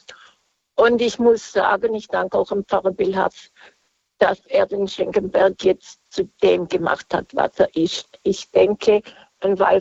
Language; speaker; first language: German; native; German